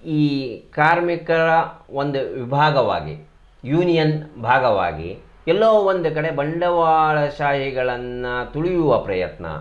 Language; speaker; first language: Kannada; native; Kannada